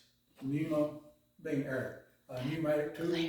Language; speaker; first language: English; native; English